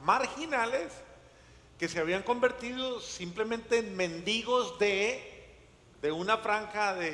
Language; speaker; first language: Spanish; native; Spanish